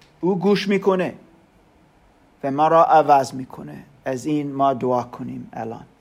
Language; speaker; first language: Persian; non-native, learner; German